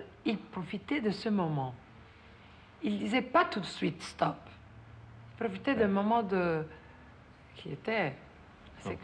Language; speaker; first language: French; non-native, fluent; Italian